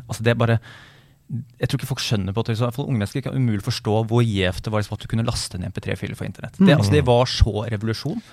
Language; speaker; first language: Norwegian; native; Norwegian